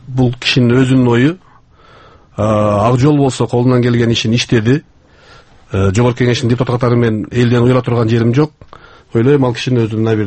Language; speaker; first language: Kyrgyz; native; Kyrgyz